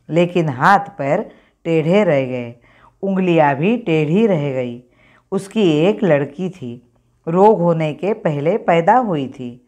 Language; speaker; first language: Hindi; non-native, local second language; Marathi